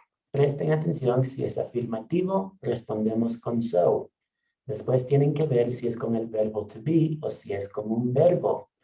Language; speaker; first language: Spanish; non-native, fluent; English